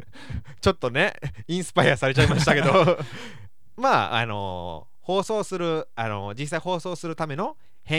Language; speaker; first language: Japanese; native; Japanese